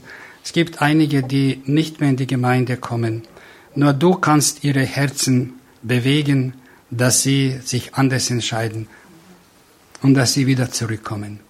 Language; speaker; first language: German; non-native, fluent; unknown